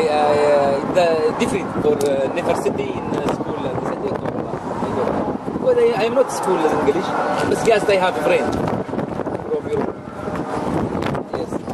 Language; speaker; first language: English; non-native, learner; Arabic